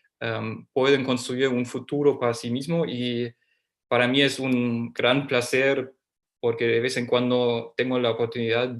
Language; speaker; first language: Spanish; non-native, fluent; German